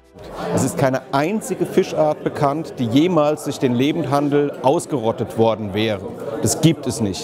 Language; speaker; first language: German; native; German